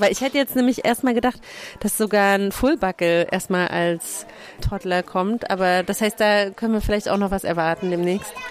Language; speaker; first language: German; native; German